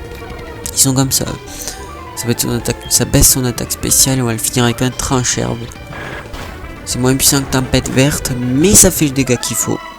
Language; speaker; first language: French; native; French